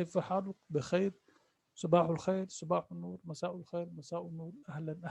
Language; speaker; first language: Arabic; non-native, fluent; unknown